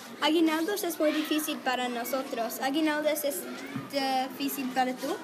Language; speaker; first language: Spanish; non-native, learner; English